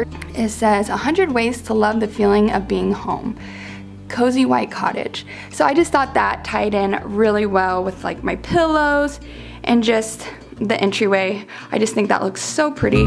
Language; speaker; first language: English; native; English